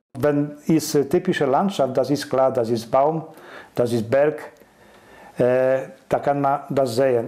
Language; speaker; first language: German; non-native, learner; Polish